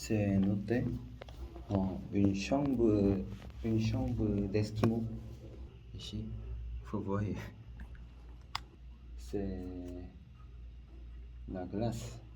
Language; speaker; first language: French; non-native, learner; Korean